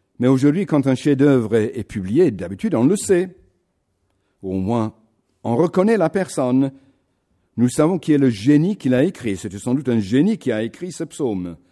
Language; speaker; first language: French; non-native, fluent; English